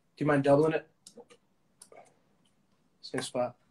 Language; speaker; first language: English; native; English